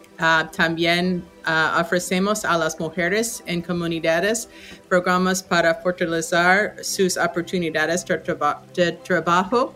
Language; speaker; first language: Spanish; non-native, fluent; English